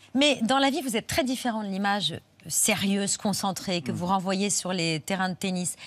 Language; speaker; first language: French; native; French